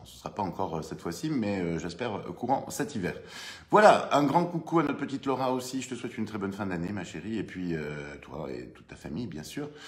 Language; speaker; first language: French; native; French